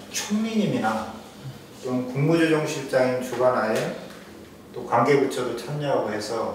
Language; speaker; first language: Korean; native; Korean